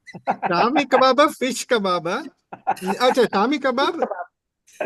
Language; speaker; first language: Kannada; non-native, learner; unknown